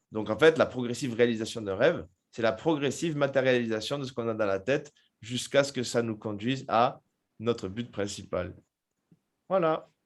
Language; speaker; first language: French; native; French